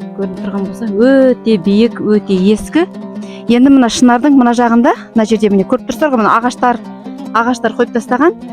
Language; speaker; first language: Kazakh; native; Kazakh